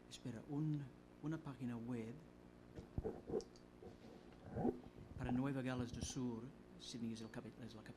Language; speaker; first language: Spanish; non-native, fluent; English